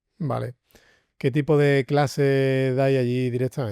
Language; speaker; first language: Spanish; native; Spanish